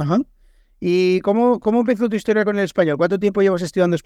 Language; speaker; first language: Spanish; native; Spanish